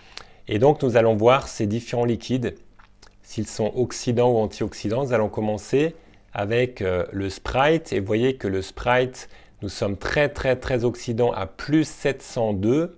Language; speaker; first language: French; native; French